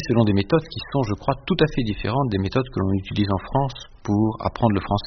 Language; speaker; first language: French; native; French